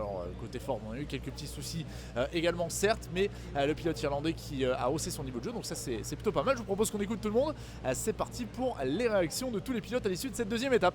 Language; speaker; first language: French; native; French